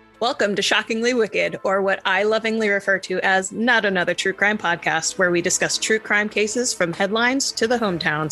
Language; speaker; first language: English; native; English